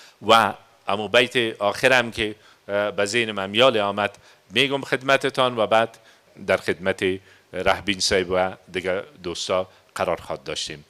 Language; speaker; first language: Persian; native; Persian